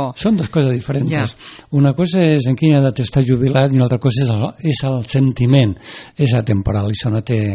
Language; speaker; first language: Catalan; non-native, local second language; Spanish